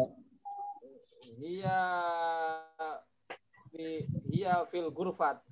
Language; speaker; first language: Arabic; non-native, learner; Indonesian